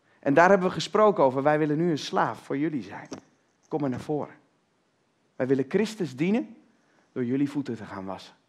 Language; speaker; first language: Dutch; native; Dutch